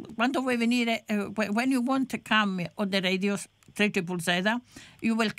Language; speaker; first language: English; non-native, learner; Italian